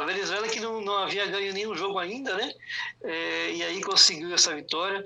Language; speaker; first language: Portuguese; native; Portuguese